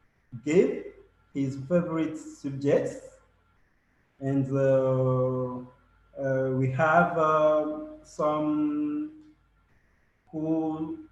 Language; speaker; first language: English; non-native, learner; French